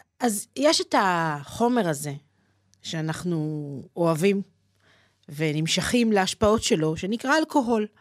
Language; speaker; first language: Hebrew; native; Hebrew